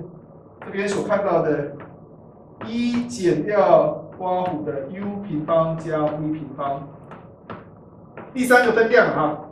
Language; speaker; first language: Chinese; native; Chinese